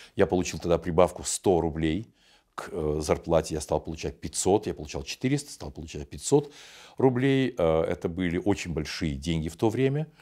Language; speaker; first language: Russian; native; Russian